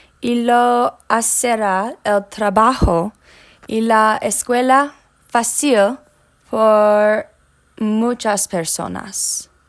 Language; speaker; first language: Spanish; non-native, learner; English